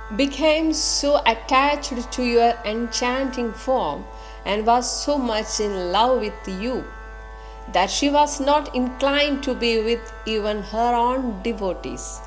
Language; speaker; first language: English; non-native, local second language; Malayalam